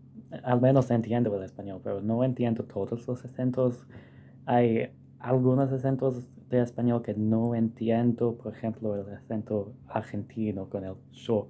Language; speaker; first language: Spanish; non-native, fluent; English